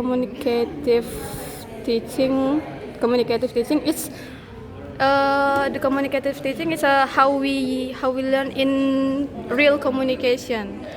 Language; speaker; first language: English; non-native, learner; Indonesian